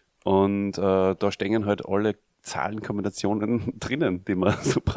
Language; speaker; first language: German; native; German